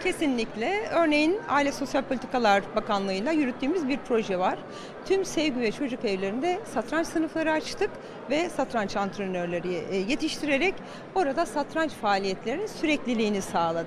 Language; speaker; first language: Turkish; native; Turkish